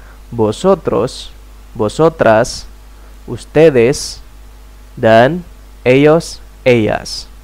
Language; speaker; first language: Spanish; non-native, fluent; Indonesian